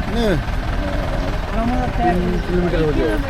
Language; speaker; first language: Hindi; non-native, local second language; Bangla